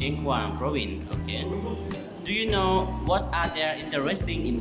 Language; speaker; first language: English; non-native, learner; Lao